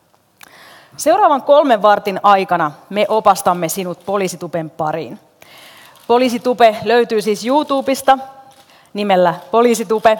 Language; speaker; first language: Finnish; native; Finnish